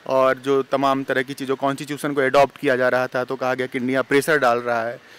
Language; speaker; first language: Hindi; native; Hindi